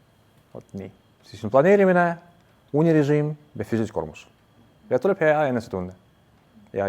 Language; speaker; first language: Estonian; non-native, local second language; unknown